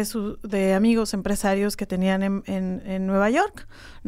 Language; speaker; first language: Spanish; native; Spanish